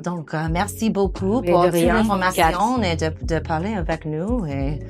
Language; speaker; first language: French; non-native, fluent; English